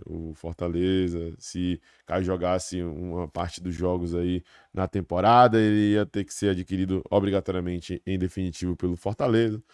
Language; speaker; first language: Portuguese; native; Portuguese